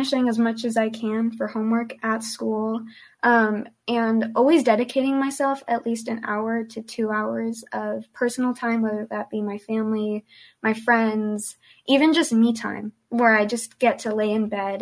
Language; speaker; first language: English; early bilingual, other home language; Spanish